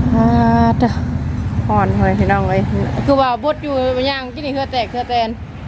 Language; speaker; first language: Thai; native; Thai